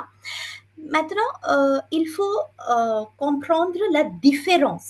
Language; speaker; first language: French; non-native, fluent; Bangla